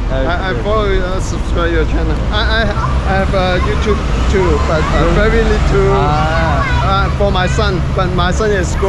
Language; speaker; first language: English; non-native, learner; Cantonese